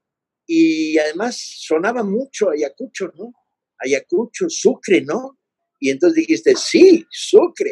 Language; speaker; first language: Spanish; native; Spanish